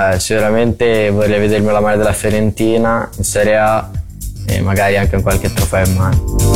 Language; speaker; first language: Italian; native; Italian